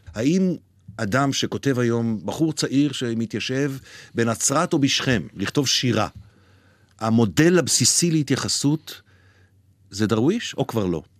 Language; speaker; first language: Hebrew; native; Hebrew